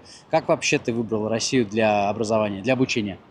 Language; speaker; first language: Russian; native; Russian